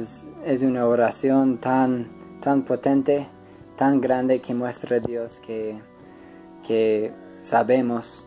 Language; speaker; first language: Spanish; non-native, fluent; English